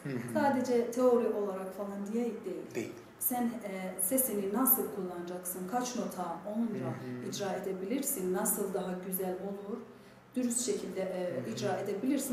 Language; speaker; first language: Turkish; non-native, fluent; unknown